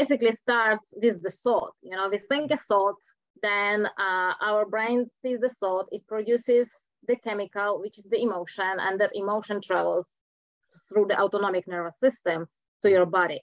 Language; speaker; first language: English; non-native, fluent; Czech